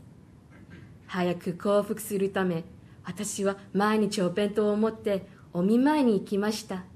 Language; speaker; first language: Japanese; non-native, fluent; Chinese